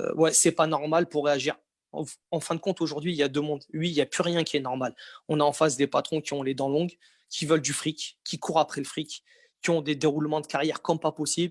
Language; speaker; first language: French; native; French